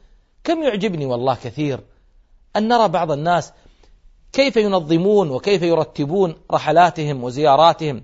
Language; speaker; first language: Arabic; native; Arabic